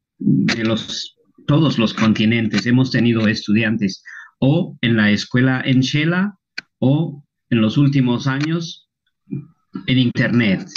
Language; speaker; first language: Spanish; non-native, local second language; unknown